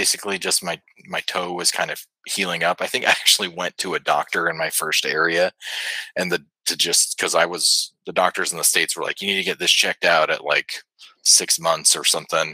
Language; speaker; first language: English; native; English